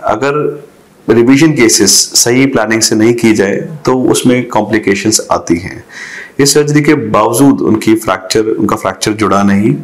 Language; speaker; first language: Hindi; native; Hindi